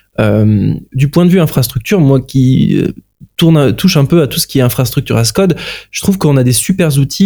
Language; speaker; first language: French; native; French